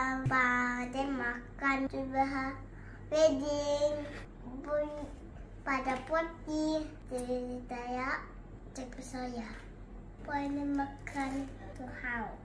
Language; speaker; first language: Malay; non-native, local second language; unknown